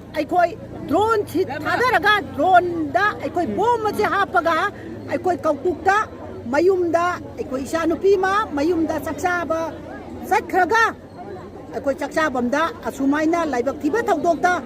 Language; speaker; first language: Manipuri; native; Manipuri